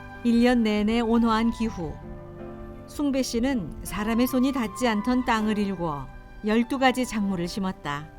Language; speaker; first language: Korean; native; Korean